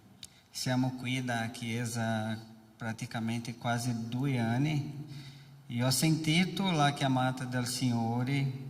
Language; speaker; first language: Italian; non-native, learner; Portuguese